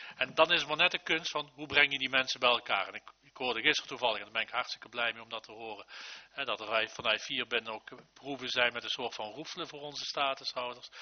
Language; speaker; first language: Dutch; native; Dutch